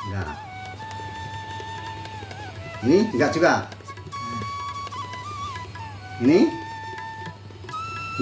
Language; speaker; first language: Indonesian; non-native, local second language; Javanese